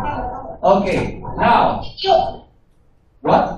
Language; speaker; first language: English; non-native, learner; Arabic